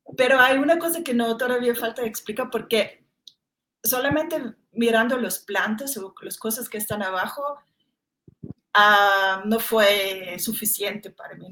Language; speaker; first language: Spanish; non-native, fluent; German